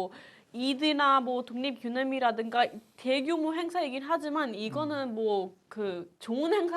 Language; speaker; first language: Korean; early bilingual, other home language; Urdu